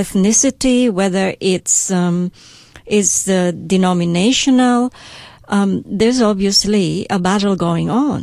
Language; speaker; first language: English; non-native, local second language; Hiligaynon